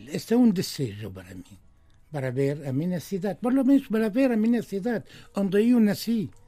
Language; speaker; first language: Portuguese; non-native, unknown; Arabic